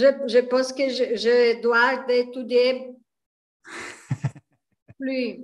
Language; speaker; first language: French; non-native, learner; Portuguese